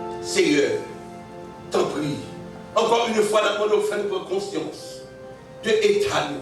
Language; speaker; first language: French; non-native, local second language; Haitian Creole